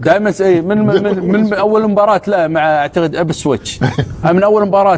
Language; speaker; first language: Arabic; native; Arabic